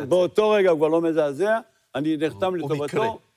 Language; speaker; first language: Hebrew; native; Hebrew